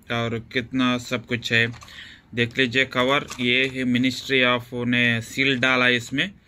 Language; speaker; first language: Hindi; non-native, local second language; Kannada